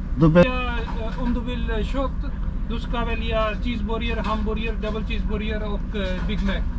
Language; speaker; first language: Swedish; non-native, learner; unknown